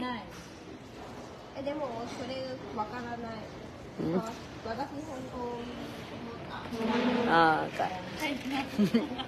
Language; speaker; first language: Japanese; non-native, learner; Vietnamese